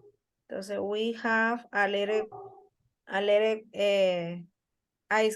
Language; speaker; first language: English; non-native, learner; Spanish